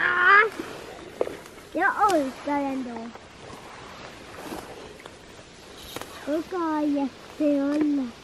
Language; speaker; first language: Swedish; early bilingual, other home language; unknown